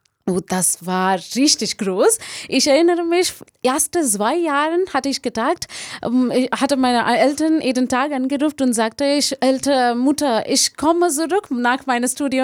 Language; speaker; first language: German; non-native, learner; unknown